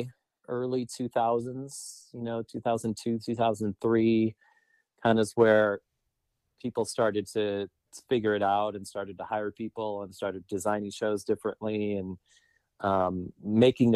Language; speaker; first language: English; native; English